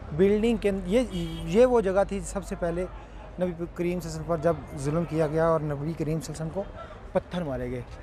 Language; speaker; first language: Urdu; non-native, local second language; Punjabi